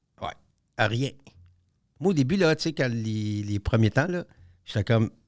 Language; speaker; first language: French; native; French